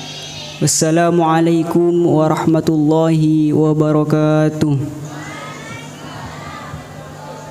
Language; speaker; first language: Arabic; non-native, fluent; Indonesian